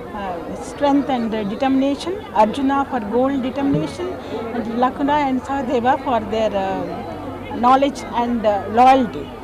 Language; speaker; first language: English; non-native, local second language; Telugu